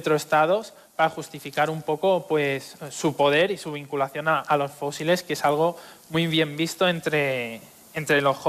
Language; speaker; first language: Spanish; native; Spanish